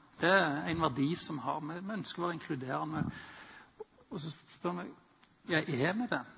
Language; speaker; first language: Norwegian; native; Norwegian